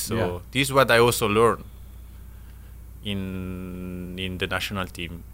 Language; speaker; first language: English; non-native, learner; Italian